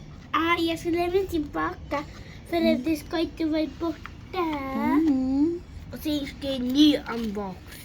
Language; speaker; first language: Swedish; early bilingual, other home language; Bangla